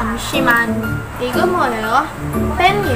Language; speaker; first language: Korean; non-native, learner; Filipino